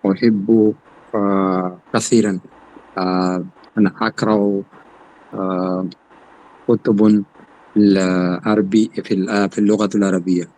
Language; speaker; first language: Arabic; non-native, learner; Urdu